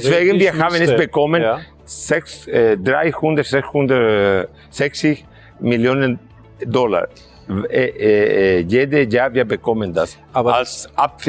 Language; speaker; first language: German; non-native, fluent; Spanish